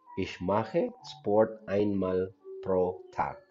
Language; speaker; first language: German; non-native, learner; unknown